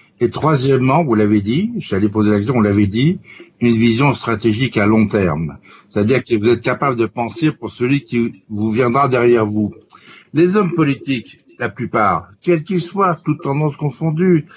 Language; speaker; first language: French; native; French